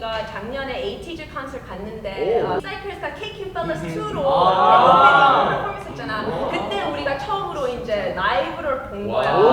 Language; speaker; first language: Korean; early bilingual, heritage; English